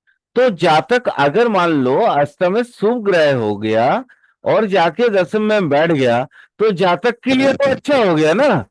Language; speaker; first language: Hindi; native; Hindi